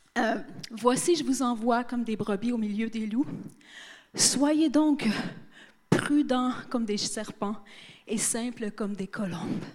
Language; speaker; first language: French; native; French